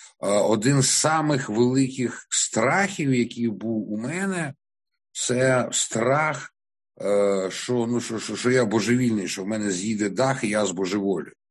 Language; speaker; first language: Ukrainian; non-native, local second language; Russian